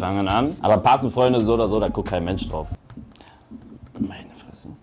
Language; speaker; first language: German; native; German